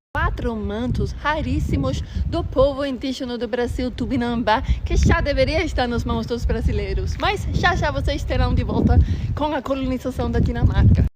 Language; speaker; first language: Portuguese; non-native, fluent; Danish